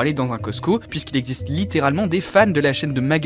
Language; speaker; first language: French; native; French